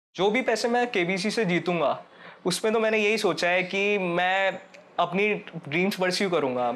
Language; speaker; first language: Hindi; native; Hindi